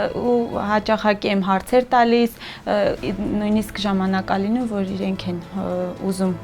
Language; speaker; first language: Armenian; native; Armenian